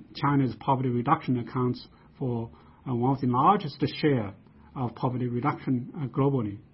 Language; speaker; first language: English; non-native, fluent; Chinese